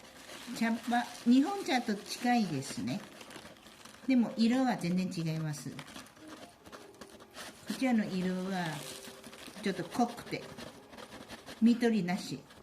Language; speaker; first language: Japanese; non-native, fluent; Chinese